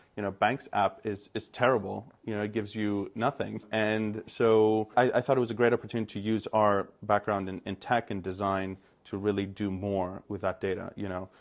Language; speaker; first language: English; non-native, fluent; Greek